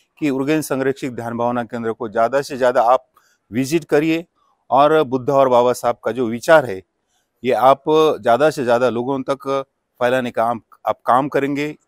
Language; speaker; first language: Hindi; non-native, local second language; Marathi